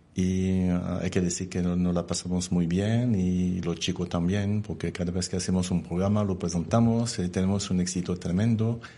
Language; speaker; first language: Spanish; non-native, fluent; French